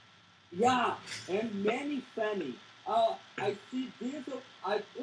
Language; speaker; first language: English; non-native, learner; Portuguese